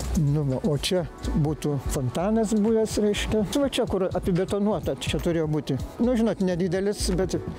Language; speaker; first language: Lithuanian; native; Lithuanian